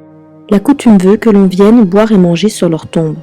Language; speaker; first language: French; native; French